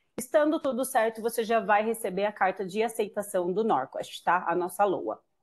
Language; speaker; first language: Portuguese; native; Portuguese